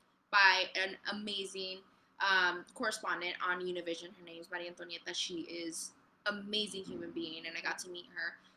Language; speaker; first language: English; early bilingual, other home language; Spanish